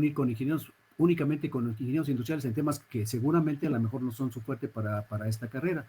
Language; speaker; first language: Spanish; native; Spanish